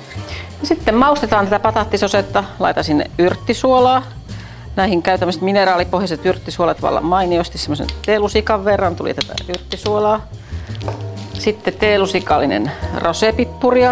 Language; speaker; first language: Finnish; native; Finnish